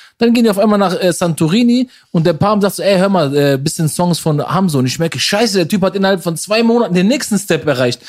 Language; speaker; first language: German; early bilingual, other home language; Persian